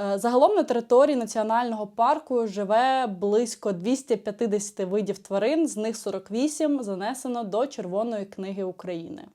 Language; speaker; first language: Ukrainian; native; Ukrainian